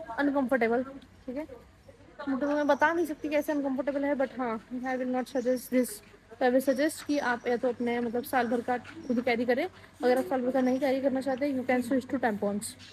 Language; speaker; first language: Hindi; non-native, local second language; Marathi